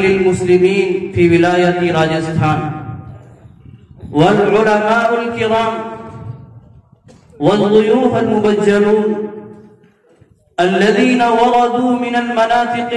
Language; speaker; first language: Arabic; non-native, fluent; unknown